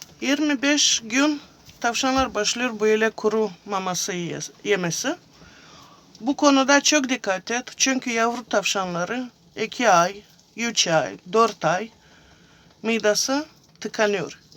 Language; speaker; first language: Turkish; non-native, fluent; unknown